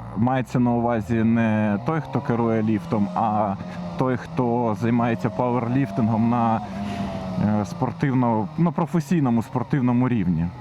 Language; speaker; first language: Ukrainian; non-native, local second language; Russian